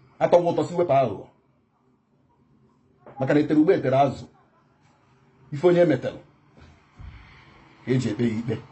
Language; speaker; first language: Igbo; native; Igbo